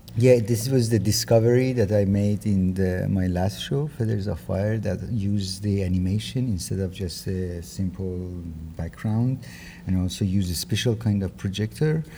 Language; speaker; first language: English; non-native, fluent; Persian